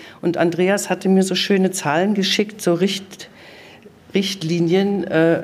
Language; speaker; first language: German; native; German